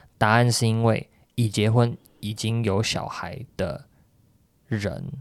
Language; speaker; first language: Chinese; native; Chinese